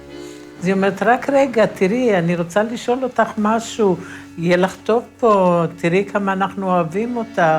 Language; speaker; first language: Hebrew; early bilingual, other home language; Romany